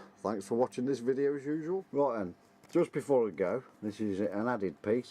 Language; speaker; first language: English; native; English